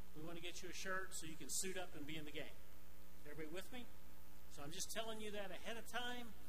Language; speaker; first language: English; native; English